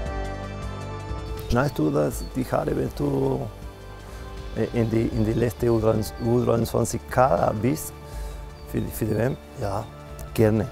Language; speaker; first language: German; non-native, fluent; Spanish